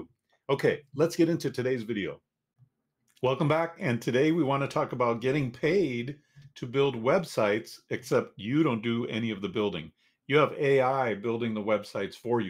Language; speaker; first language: English; native; English